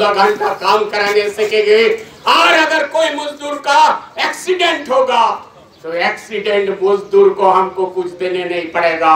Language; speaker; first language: Hindi; non-native, local second language; Bangla